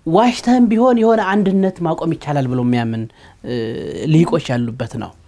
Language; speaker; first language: Amharic; non-native, local second language; Tigrinya